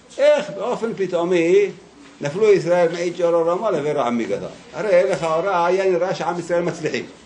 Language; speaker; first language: Hebrew; native; Hebrew